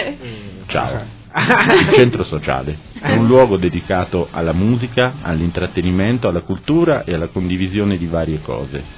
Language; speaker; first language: Italian; non-native, fluent; Spanish